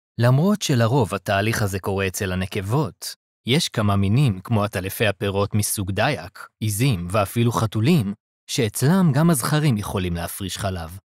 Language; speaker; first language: Hebrew; native; Hebrew